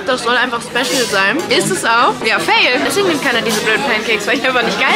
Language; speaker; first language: German; native; German